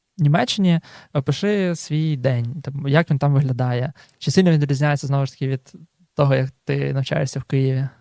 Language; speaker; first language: Ukrainian; native; Ukrainian